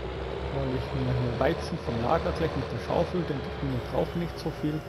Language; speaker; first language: German; native; German